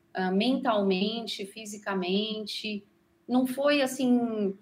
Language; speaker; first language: Portuguese; native; Portuguese